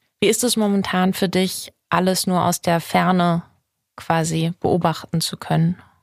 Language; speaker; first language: German; native; German